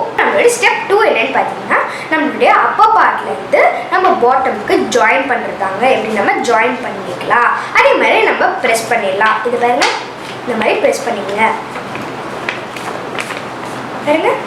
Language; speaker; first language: Tamil; native; Tamil